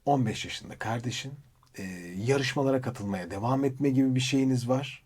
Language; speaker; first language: Turkish; native; Turkish